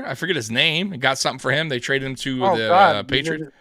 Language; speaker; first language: English; native; English